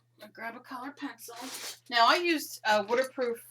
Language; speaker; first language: English; native; English